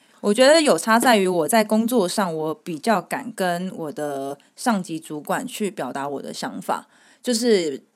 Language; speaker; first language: Chinese; native; Chinese